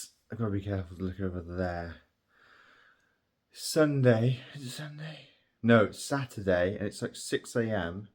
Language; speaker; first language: English; native; English